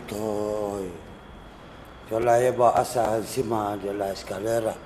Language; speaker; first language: Spanish; non-native, learner; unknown